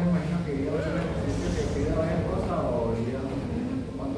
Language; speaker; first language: Spanish; native; Spanish